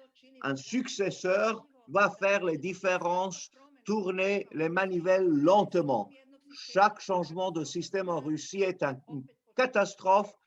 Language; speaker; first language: French; non-native, local second language; Serbian